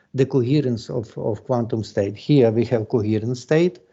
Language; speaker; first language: English; non-native, fluent; Ukrainian